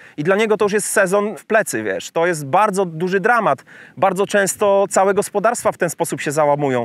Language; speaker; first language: Polish; native; Polish